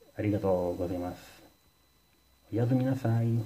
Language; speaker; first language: Japanese; non-native, learner; Italian